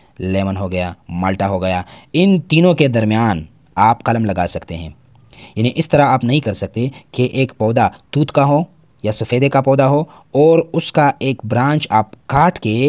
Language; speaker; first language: Urdu; non-native, local second language; Pashto